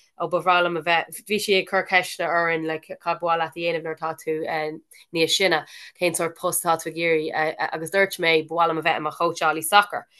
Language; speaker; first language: Irish; non-native, local second language; English